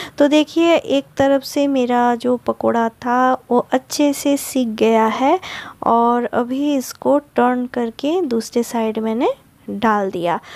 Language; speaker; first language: Hindi; non-native, local second language; Bangla